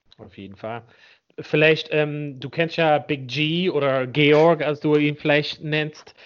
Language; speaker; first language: German; non-native, fluent; English